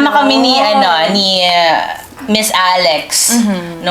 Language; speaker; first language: Filipino; native; Filipino